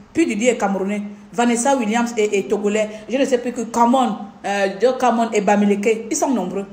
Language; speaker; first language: French; non-native, local second language; Fang